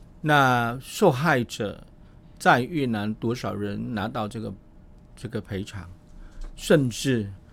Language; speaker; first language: Chinese; non-native, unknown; Vietnamese